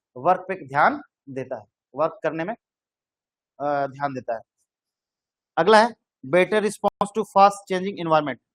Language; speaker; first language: Hindi; native; Hindi